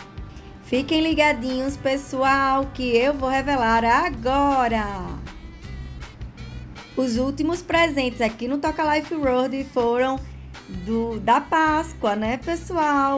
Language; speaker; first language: Portuguese; native; Portuguese